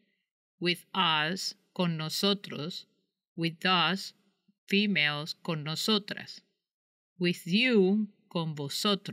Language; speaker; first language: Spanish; non-native, fluent; English